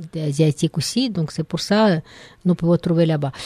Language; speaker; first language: French; non-native, learner; Russian